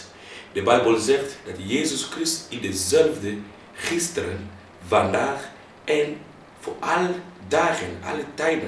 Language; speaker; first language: Dutch; non-native, fluent; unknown